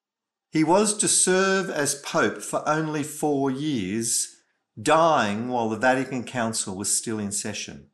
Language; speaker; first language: English; native; English